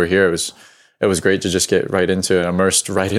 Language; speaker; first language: English; native; English